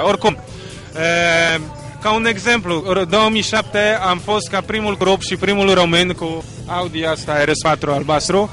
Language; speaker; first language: Romanian; non-native, fluent; Polish